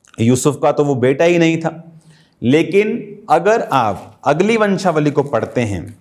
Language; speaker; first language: Hindi; non-native, local second language; Punjabi